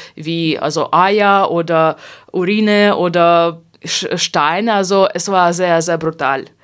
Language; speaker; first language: German; non-native, fluent; Hungarian